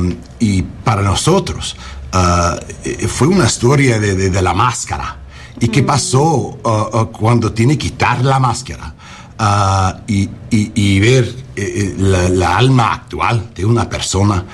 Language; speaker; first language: Spanish; early bilingual, heritage; English